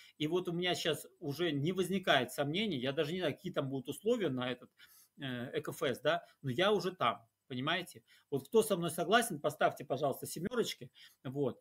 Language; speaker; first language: Russian; native; Russian